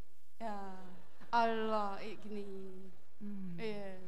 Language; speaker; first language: Indonesian; non-native, learner; Korean